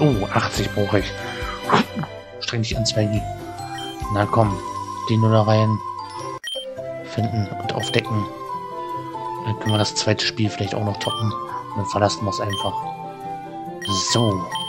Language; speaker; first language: German; native; German